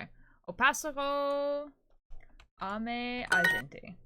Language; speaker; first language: Portuguese; non-native, learner; English